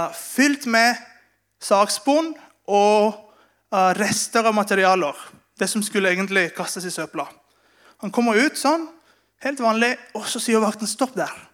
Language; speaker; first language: Norwegian; non-native, fluent; Spanish